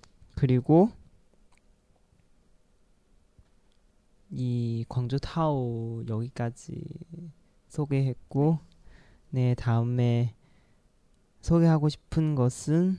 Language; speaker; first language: Korean; non-native, learner; Chinese